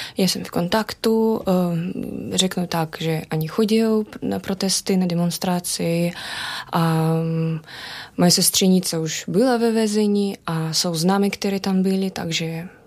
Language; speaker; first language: Czech; non-native, fluent; Belarusian